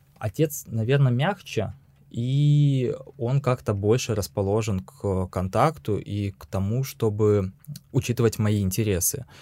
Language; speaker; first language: Russian; native; Russian